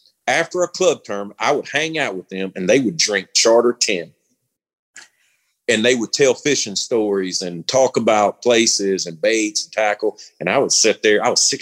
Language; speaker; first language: English; native; English